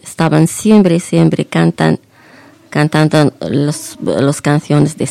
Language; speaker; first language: Spanish; non-native, fluent; Arabic